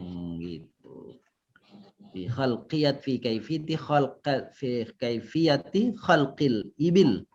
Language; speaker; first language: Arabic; non-native, fluent; Indonesian